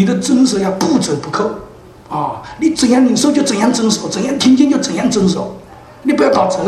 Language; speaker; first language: Chinese; native; Chinese